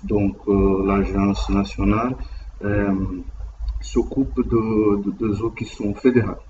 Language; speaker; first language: French; non-native, learner; Portuguese